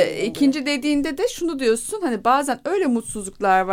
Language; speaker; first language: Turkish; native; Turkish